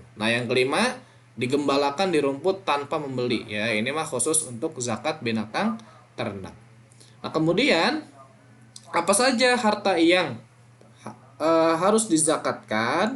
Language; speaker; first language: Indonesian; native; Indonesian